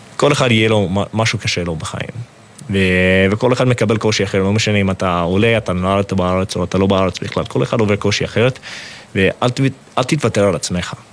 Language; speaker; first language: Hebrew; non-native, fluent; English